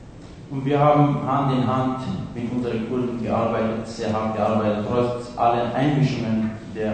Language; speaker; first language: German; non-native, fluent; Kurdish